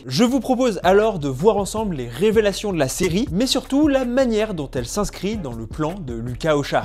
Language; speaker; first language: French; native; French